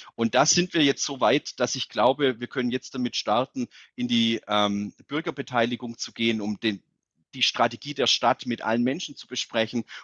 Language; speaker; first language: German; native; German